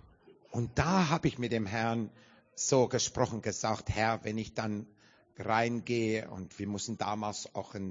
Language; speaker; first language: German; non-native, learner; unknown